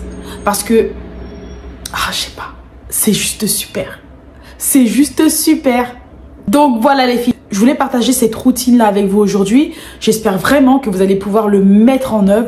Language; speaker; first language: French; native; French